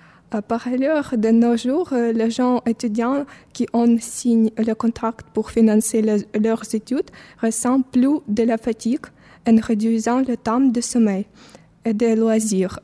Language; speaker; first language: French; non-native, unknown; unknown